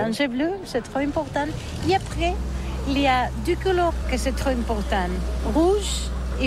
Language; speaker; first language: French; non-native, learner; Catalan